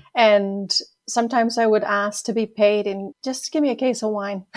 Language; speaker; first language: English; native; English